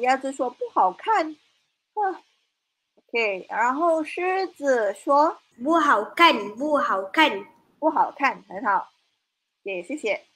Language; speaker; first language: Chinese; non-native, fluent; Malay